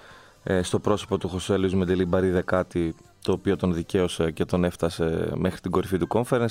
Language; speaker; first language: Greek; native; Greek